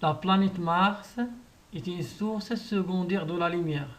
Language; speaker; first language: French; non-native, local second language; Arabic